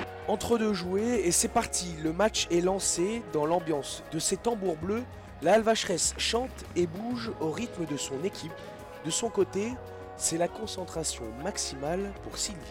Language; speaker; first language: French; native; French